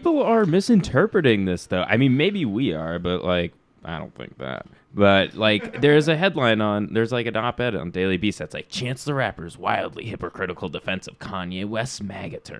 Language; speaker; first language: English; native; English